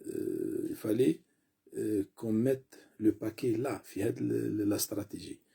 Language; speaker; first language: French; non-native, local second language; Arabic